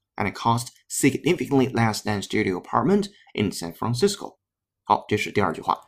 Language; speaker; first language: English; non-native, fluent; Chinese